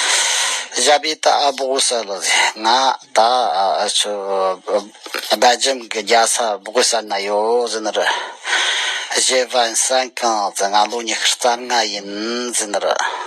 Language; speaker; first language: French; non-native, learner; Tibetan